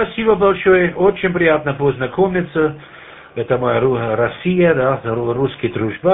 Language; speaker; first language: Russian; non-native, learner; German